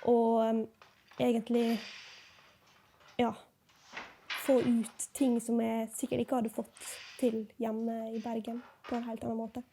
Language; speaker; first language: Norwegian; native; Norwegian